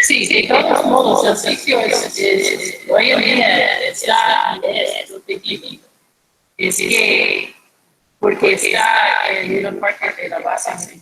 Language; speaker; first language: Spanish; non-native, fluent; English